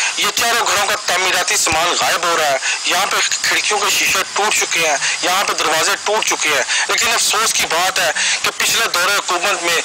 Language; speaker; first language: Urdu; native; Urdu